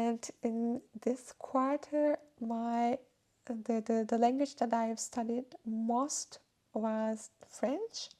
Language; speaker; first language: English; non-native, fluent; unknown